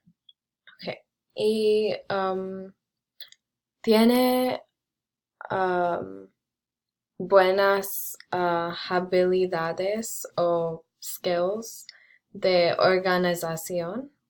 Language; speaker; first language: Spanish; non-native, learner; English